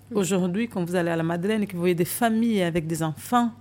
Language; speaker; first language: French; non-native, fluent; Portuguese